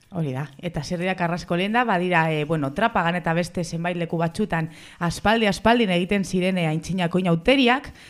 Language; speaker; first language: Basque; non-native, local second language; Spanish